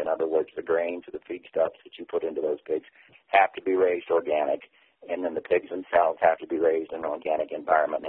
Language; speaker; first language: English; native; English